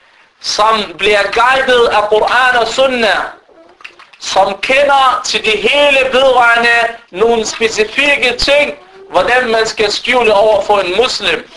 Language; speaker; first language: Danish; non-native, fluent; Arabic